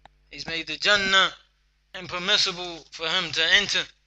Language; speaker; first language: English; native; English